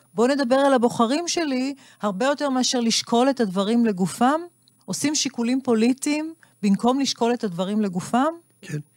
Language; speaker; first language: Hebrew; native; Hebrew